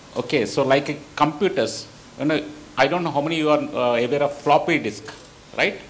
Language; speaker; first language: English; non-native, local second language; Telugu